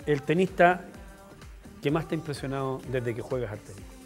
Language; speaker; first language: Spanish; native; Spanish